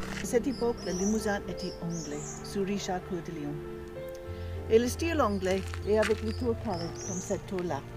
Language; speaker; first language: French; non-native, fluent; English